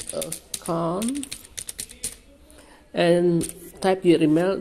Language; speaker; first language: English; non-native, learner; Indonesian